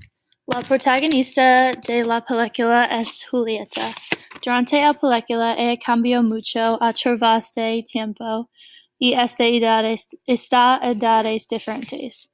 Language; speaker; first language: Spanish; non-native, learner; English